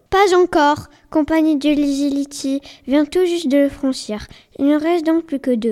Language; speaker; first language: French; native; French